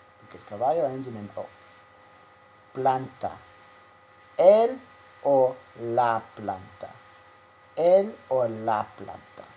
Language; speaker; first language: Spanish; non-native, fluent; English